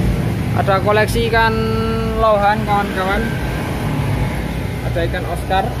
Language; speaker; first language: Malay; non-native, local second language; Javanese